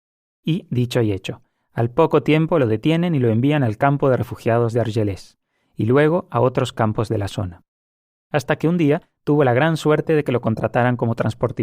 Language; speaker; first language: Spanish; native; Spanish